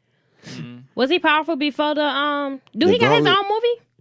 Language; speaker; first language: English; native; English